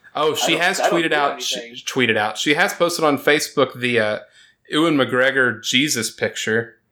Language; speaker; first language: English; native; English